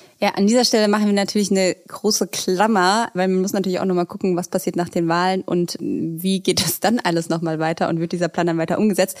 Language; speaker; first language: German; native; German